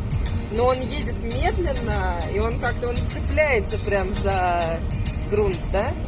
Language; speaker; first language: Russian; native; Russian